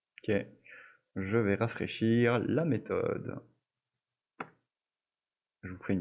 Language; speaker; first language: French; native; French